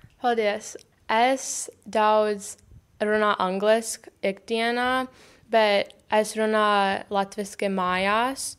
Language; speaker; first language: Latvian; early bilingual, heritage; English